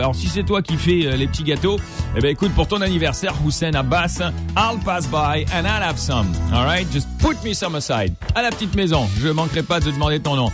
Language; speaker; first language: French; non-native, local second language; Arabic